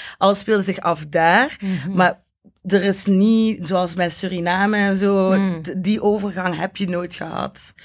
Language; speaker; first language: Dutch; native; Dutch